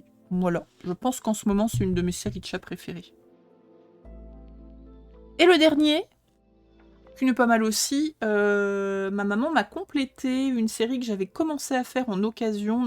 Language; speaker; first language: French; native; French